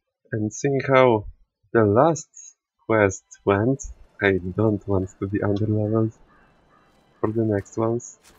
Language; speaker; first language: English; non-native, fluent; Polish